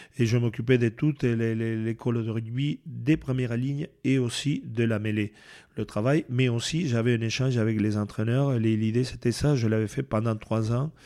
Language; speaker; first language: French; non-native, fluent; Spanish